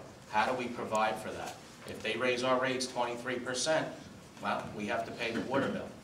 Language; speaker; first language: English; native; English